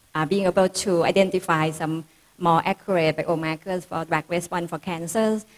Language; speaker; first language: English; non-native, fluent; Thai